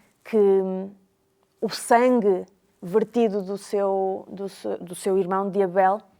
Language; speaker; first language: Portuguese; native; Portuguese